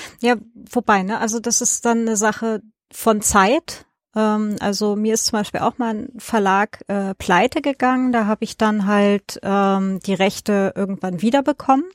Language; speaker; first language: German; native; German